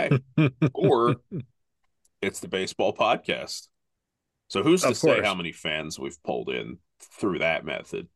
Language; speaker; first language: English; native; English